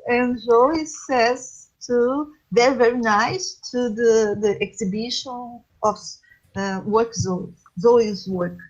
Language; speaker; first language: English; non-native, learner; Portuguese